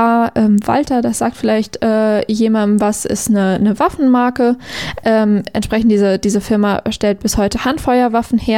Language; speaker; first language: German; native; German